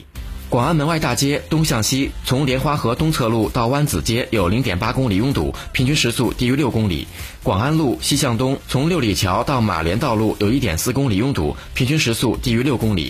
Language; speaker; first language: Chinese; native; Chinese